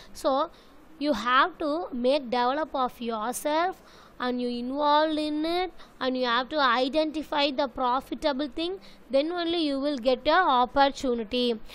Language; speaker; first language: English; non-native, local second language; Tamil